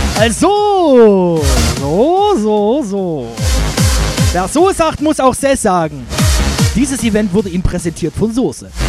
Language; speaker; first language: German; native; German